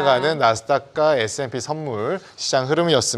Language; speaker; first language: Korean; native; Korean